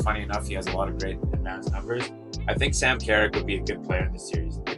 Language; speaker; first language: English; native; English